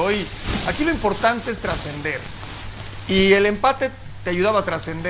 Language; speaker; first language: Spanish; native; Spanish